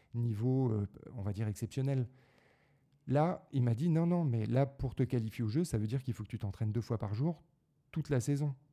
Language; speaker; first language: French; native; French